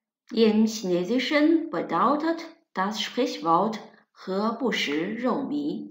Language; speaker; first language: German; non-native, fluent; Chinese